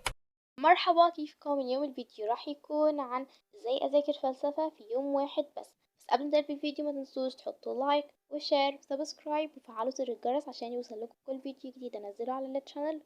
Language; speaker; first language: Arabic; native; Arabic